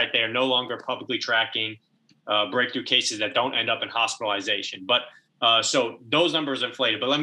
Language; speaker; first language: English; native; English